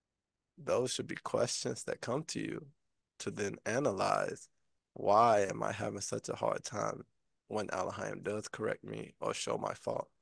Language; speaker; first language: English; native; English